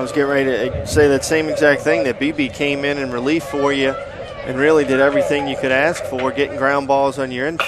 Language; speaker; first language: English; native; English